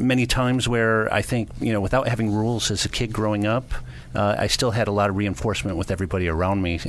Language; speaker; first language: English; native; English